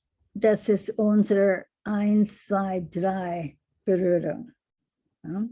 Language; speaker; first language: German; non-native, learner; English